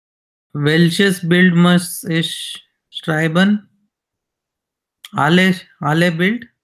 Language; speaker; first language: German; non-native, learner; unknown